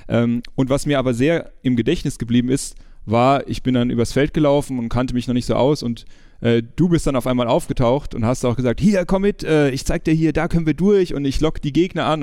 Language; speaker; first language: German; native; German